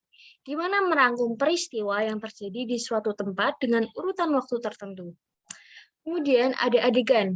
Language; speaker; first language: Indonesian; native; Indonesian